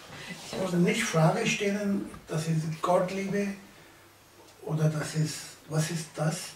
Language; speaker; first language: German; non-native, learner; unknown